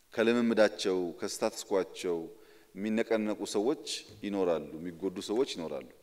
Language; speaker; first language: Amharic; non-native, local second language; Oromo